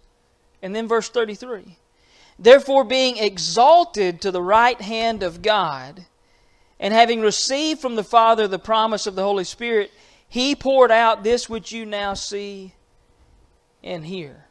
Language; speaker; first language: English; native; English